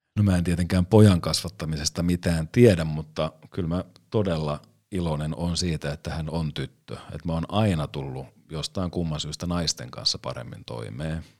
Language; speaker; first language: Finnish; native; Finnish